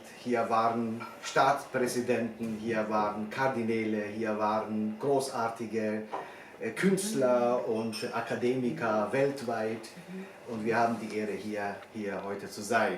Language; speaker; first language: German; non-native, fluent; Bosnian